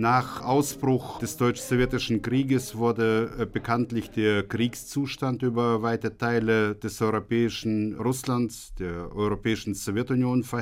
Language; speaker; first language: German; native; German